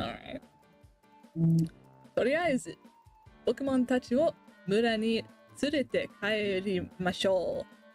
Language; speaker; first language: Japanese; non-native, learner; English